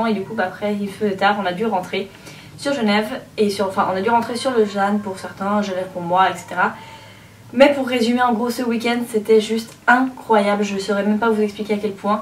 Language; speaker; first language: French; native; French